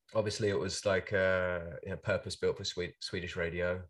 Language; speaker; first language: English; native; English